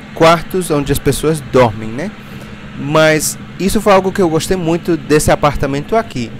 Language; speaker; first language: Portuguese; non-native, fluent; English